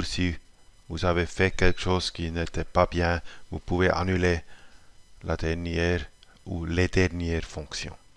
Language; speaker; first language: French; non-native, local second language; German